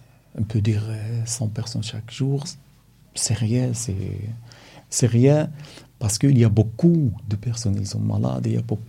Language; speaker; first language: French; non-native, fluent; Arabic